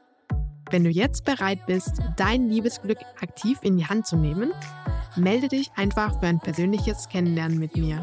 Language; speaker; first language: German; native; German